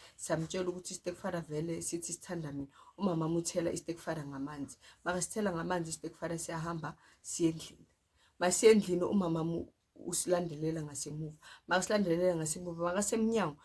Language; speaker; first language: Zulu; non-native, local second language; Tsonga